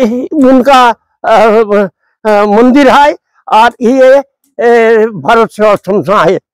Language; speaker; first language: Hindi; non-native, local second language; Bangla